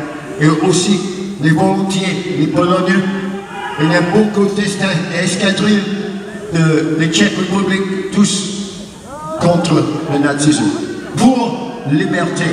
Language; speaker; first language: French; non-native, learner; English